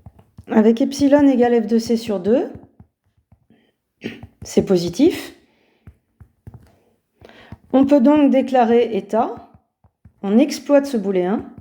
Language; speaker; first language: French; native; French